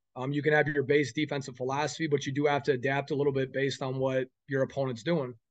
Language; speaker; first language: English; native; English